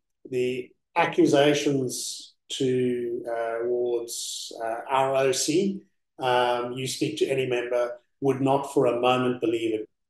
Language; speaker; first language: English; early bilingual, other home language; Afrikaans